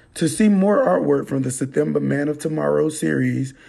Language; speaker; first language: English; native; English